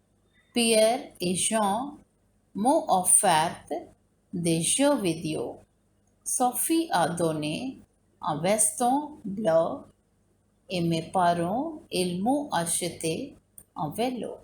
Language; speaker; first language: French; non-native, fluent; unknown